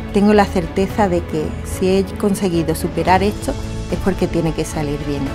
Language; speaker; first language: Spanish; native; Spanish